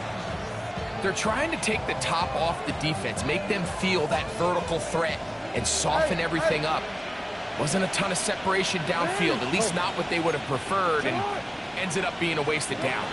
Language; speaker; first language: English; native; English